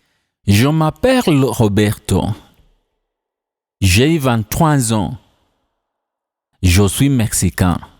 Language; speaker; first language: French; non-native, fluent; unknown